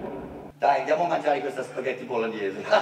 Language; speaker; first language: Italian; non-native, fluent; English